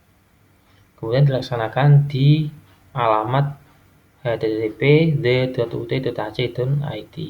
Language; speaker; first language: Indonesian; native; Indonesian